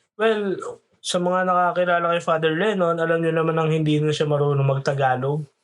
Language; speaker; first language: Filipino; native; Filipino